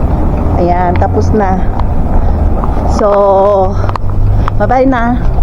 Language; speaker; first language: Filipino; native; Filipino